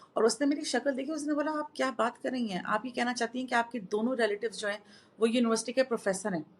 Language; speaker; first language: Urdu; native; Urdu